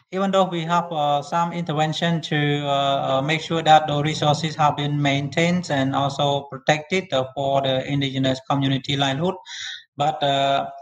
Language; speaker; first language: English; non-native, learner; Khmer